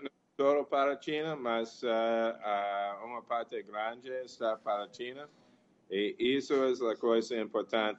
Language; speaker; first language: Portuguese; non-native, fluent; English